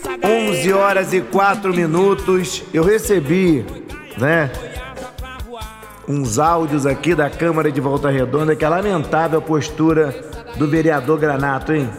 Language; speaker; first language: Portuguese; native; Portuguese